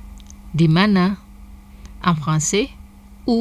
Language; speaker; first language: French; non-native, fluent; Indonesian